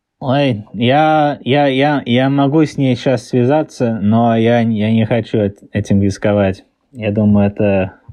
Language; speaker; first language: Russian; early bilingual, heritage; Russian